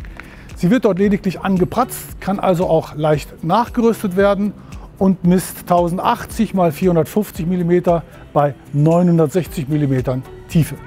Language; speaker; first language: German; native; German